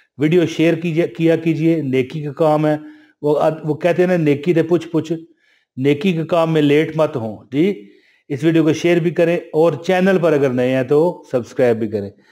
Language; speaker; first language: Urdu; non-native, local second language; Punjabi